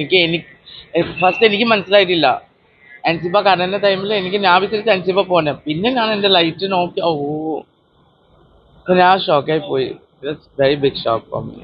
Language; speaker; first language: Malayalam; non-native, local second language; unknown